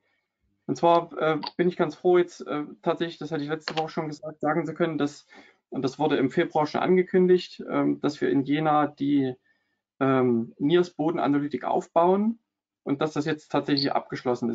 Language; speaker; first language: German; native; German